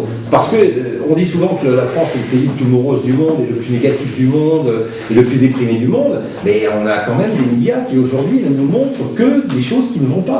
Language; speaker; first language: French; native; French